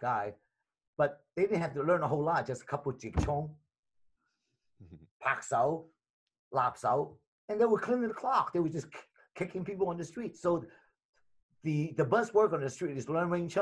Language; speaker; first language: English; non-native, local second language; Cantonese